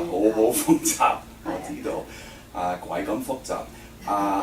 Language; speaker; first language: Cantonese; non-native, fluent; English